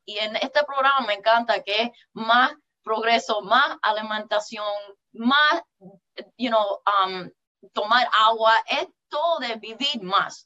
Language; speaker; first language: Spanish; early bilingual, heritage; English